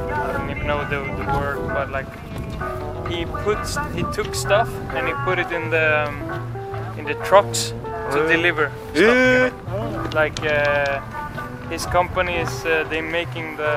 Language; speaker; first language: English; non-native, fluent; Swedish